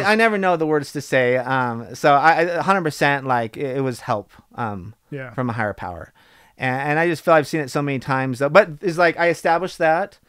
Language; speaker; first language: English; native; English